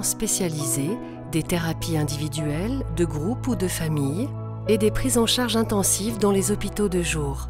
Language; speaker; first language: French; native; French